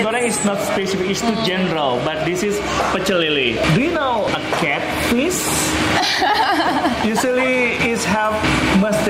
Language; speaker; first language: English; non-native, fluent; Indonesian